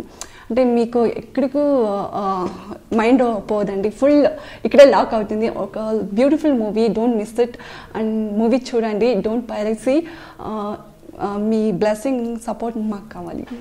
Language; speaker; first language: Telugu; non-native, learner; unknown